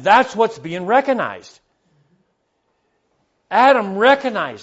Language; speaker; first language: English; native; English